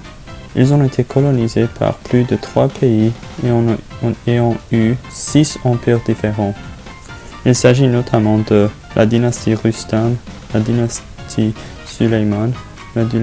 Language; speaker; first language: French; non-native, learner; English